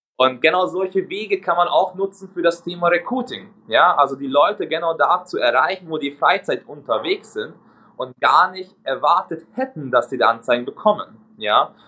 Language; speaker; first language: German; non-native, fluent; Hungarian